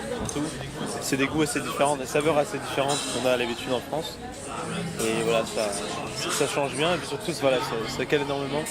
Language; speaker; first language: French; native; French